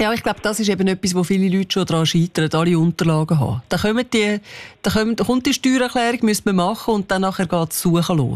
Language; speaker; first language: German; native; German